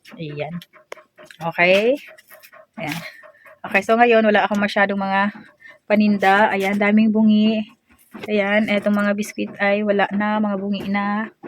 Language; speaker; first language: Filipino; non-native, local second language; Waray